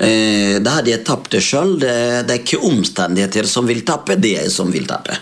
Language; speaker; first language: Swedish; non-native, fluent; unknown